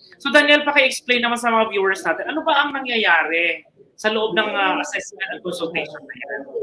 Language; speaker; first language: Filipino; native; Filipino